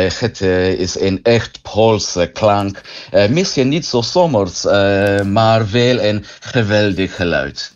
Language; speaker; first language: Dutch; non-native, learner; English